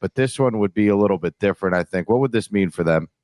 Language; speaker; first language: English; native; English